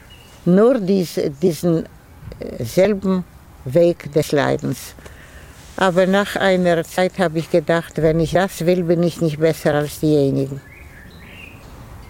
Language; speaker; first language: German; non-native, fluent; Polish